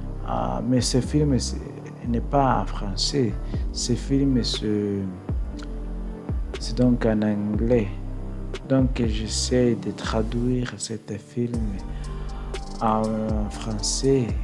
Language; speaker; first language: French; non-native, learner; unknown